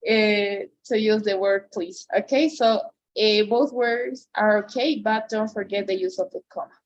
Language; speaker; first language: English; non-native, fluent; Spanish